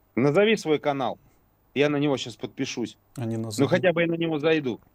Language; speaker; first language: Russian; native; Russian